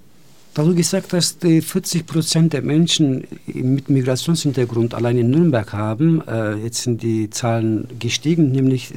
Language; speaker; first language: German; non-native, fluent; Turkish